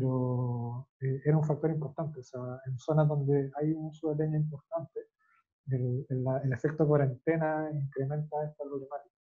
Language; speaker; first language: Spanish; native; Spanish